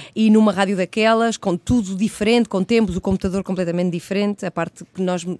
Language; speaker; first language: Portuguese; early bilingual, other home language; Spanish